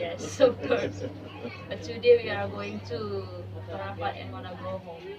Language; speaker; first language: English; non-native, learner; Indonesian